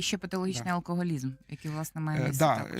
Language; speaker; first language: Ukrainian; native; Ukrainian